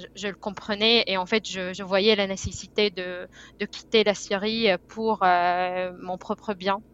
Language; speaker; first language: French; non-native, fluent; Arabic